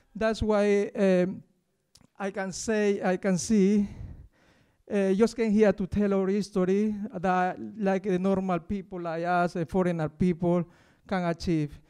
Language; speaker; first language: English; non-native, fluent; Spanish